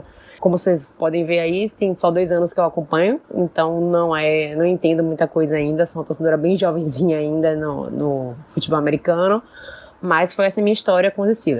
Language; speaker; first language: Portuguese; native; Portuguese